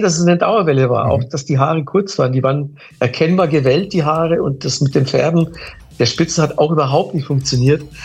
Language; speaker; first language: German; native; German